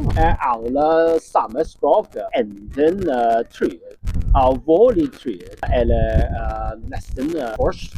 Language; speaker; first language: Norwegian; non-native, learner; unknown